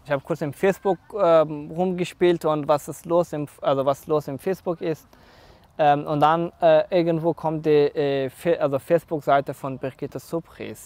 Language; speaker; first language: German; non-native, learner; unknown